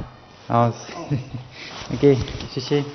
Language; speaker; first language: Chinese; non-native, learner; French